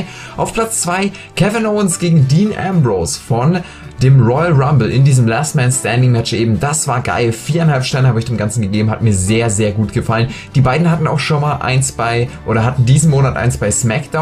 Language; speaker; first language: German; native; German